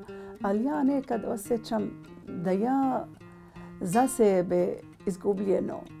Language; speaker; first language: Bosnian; non-native, learner; Arabic